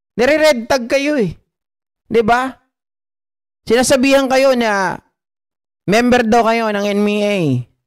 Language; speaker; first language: Filipino; native; Filipino